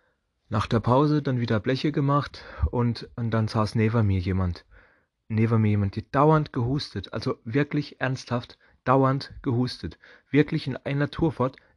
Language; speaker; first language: German; native; German